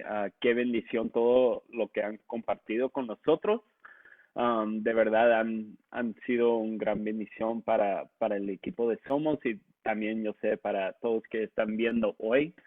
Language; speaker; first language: Spanish; non-native, local second language; English